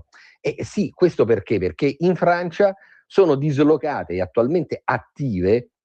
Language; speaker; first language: Italian; native; Italian